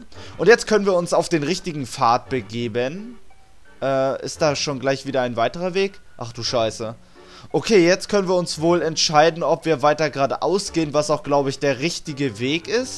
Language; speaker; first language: German; native; German